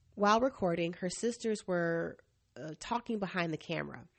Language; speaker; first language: English; native; English